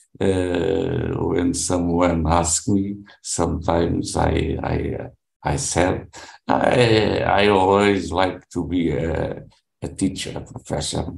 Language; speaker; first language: English; non-native, learner; Portuguese